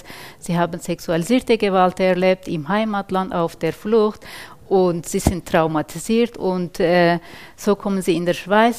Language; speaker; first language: German; non-native, fluent; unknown